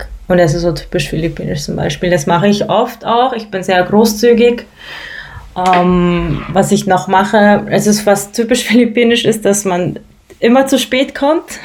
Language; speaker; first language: German; early bilingual, other home language; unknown